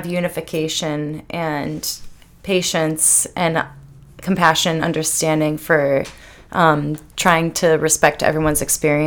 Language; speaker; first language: English; native; English